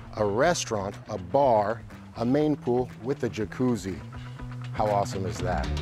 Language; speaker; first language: English; native; English